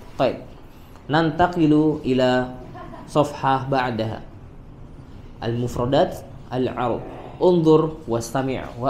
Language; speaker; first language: Arabic; non-native, learner; Indonesian